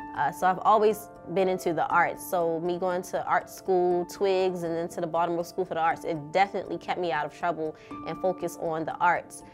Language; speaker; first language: English; native; English